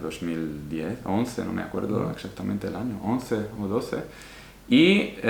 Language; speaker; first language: Spanish; non-native, fluent; Italian